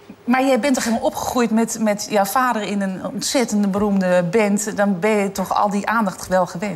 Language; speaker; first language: Dutch; native; Dutch